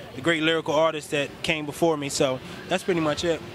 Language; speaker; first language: English; native; English